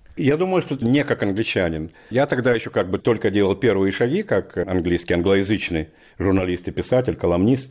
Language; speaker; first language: Russian; native; Russian